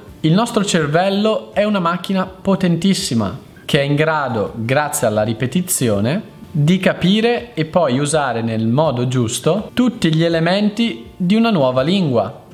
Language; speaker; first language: Italian; native; Italian